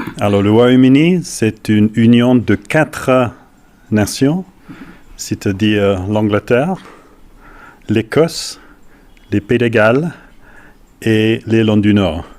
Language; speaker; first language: French; non-native, fluent; English